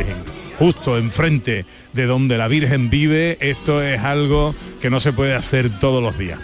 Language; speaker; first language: Spanish; native; Spanish